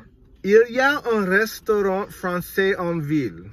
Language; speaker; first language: French; non-native, learner; English